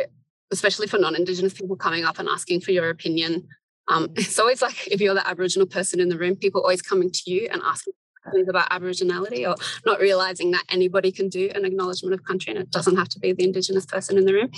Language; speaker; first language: English; native; English